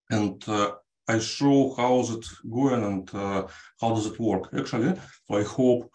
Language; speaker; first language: English; non-native, fluent; Russian